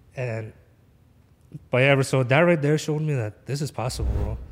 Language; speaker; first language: English; native; English